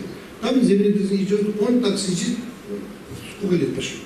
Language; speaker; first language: Russian; non-native, learner; Tibetan